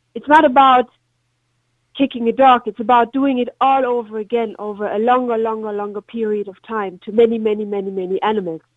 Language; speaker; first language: English; non-native, fluent; German